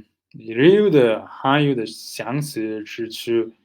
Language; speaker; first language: Chinese; non-native, learner; Nepali